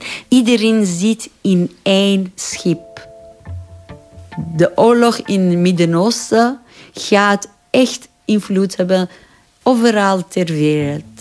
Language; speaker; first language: Dutch; non-native, fluent; Persian